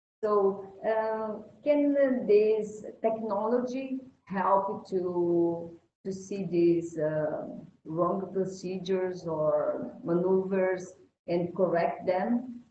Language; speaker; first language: English; non-native, fluent; Portuguese